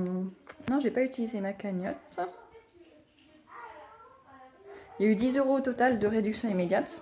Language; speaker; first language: French; native; French